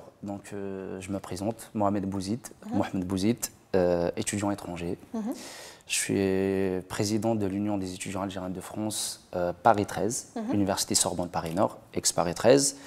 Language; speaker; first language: French; non-native, local second language; Arabic